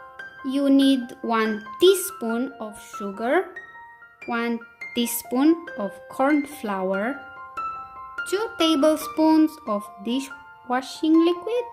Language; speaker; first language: English; non-native, fluent; Romanian